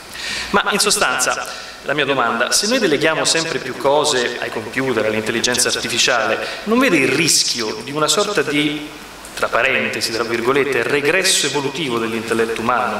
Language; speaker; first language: Italian; native; Italian